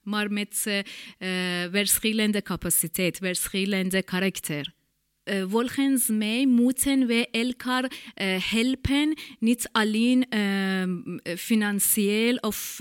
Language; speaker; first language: Dutch; non-native, learner; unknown